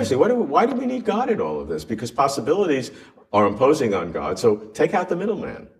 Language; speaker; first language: English; native; English